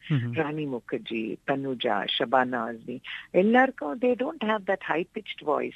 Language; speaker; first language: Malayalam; non-native, local second language; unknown